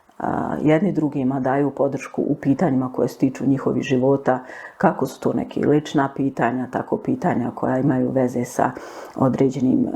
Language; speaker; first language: Bosnian; native; Bosnian